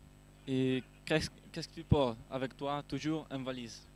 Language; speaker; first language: French; non-native, learner; Italian